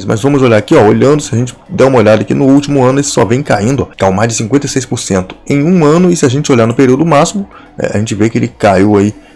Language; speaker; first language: Portuguese; native; Portuguese